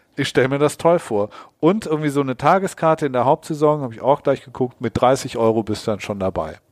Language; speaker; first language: German; native; German